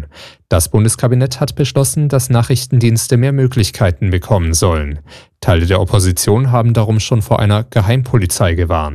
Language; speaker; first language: German; native; German